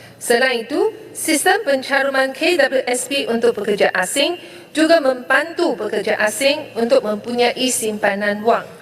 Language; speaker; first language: Malay; native; Malay